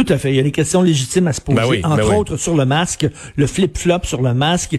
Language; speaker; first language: French; native; French